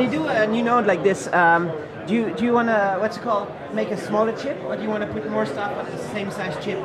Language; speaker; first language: English; non-native, fluent; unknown